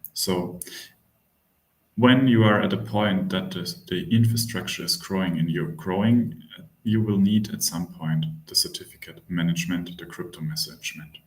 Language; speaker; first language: English; non-native, fluent; German